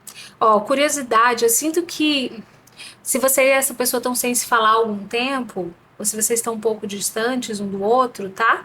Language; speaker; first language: Portuguese; native; Portuguese